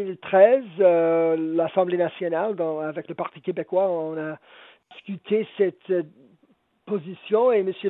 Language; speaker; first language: French; non-native, local second language; English